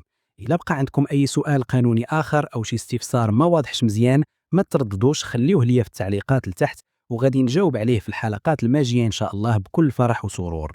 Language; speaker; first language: Arabic; native; Arabic